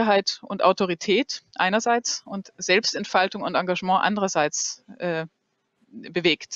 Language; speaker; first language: German; native; German